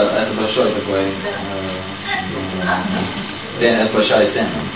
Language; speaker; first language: Russian; non-native, fluent; Latvian